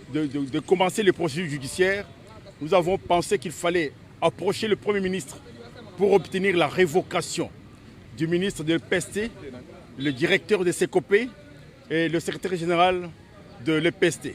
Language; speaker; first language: French; non-native, local second language; Lingala